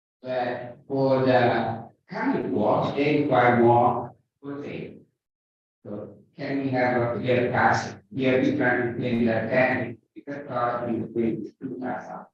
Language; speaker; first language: English; non-native, fluent; Indonesian